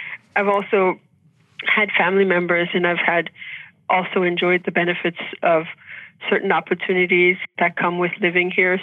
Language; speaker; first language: English; early bilingual, other home language; Haitian Creole